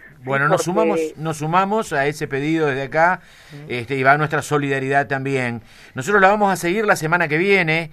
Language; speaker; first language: Spanish; native; Spanish